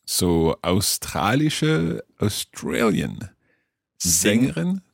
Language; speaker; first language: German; non-native, fluent; English